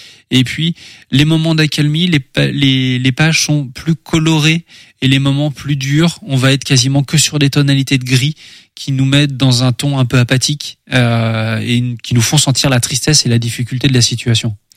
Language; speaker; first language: French; native; French